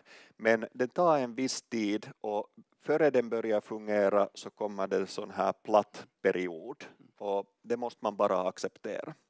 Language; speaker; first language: Swedish; non-native, local second language; Finnish